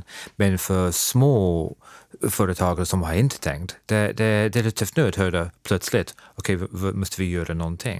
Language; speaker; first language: Swedish; non-native, fluent; English